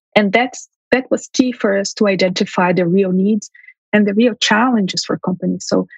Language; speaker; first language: English; early bilingual, heritage; Armenian